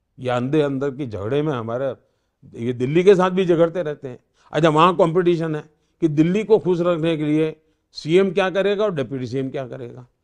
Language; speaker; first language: Hindi; native; Hindi